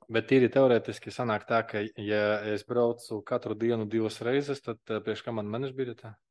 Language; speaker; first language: Latvian; non-native, local second language; Russian